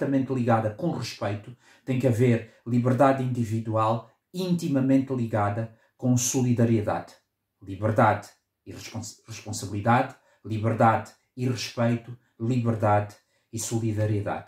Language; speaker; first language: Portuguese; native; Portuguese